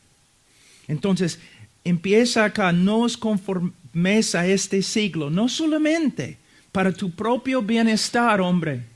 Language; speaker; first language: Spanish; non-native, fluent; English